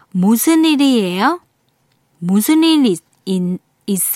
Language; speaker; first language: Korean; non-native, fluent; Vietnamese